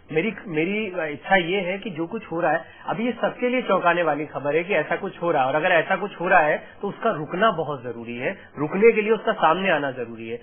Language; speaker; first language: Hindi; native; Hindi